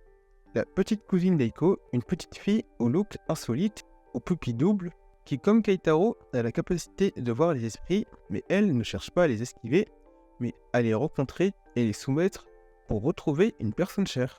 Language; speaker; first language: French; native; French